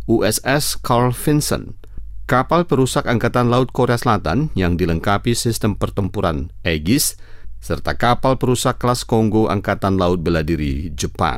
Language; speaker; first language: Indonesian; native; Indonesian